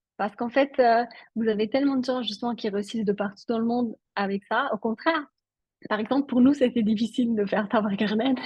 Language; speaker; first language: French; non-native, local second language; Italian